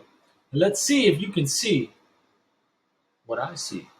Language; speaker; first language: English; native; English